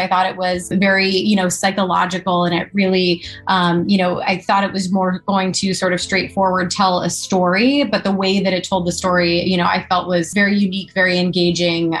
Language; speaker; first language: English; native; English